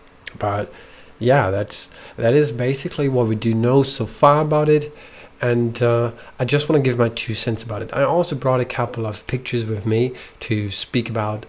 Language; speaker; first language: English; non-native, fluent; German